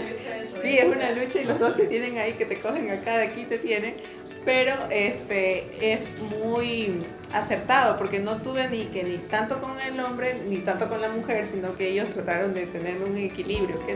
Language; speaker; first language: Spanish; native; Spanish